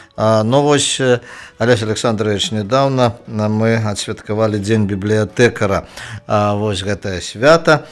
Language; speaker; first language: Belarusian; native; Belarusian